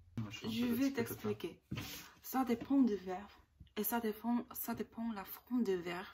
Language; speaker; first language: French; non-native, learner; Korean